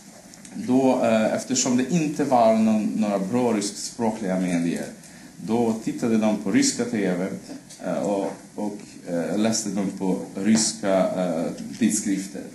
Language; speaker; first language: Swedish; non-native, fluent; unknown